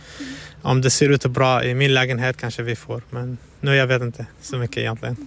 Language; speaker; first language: Swedish; non-native, fluent; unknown